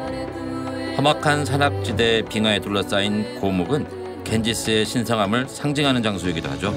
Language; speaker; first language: Korean; native; Korean